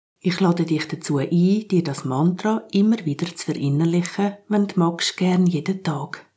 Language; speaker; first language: German; native; German